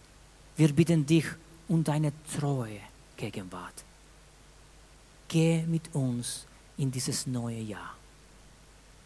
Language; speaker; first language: German; non-native, fluent; Spanish